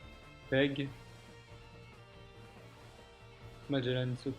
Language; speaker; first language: English; non-native, learner; French